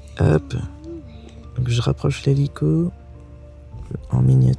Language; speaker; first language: French; native; French